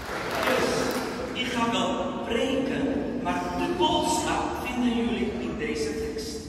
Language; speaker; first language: Dutch; non-native, fluent; Spanish